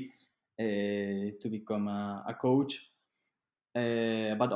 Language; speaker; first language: English; non-native, fluent; Spanish